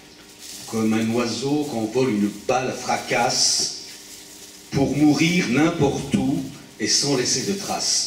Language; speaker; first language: French; native; French